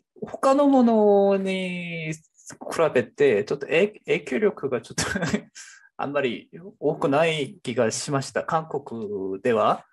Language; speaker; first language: Japanese; non-native, fluent; Korean